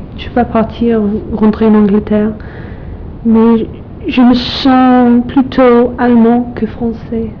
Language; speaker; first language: French; non-native, fluent; English